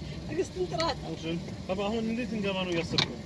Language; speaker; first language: German; non-native, learner; Amharic